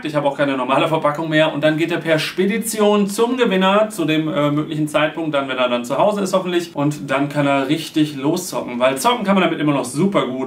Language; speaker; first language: German; native; German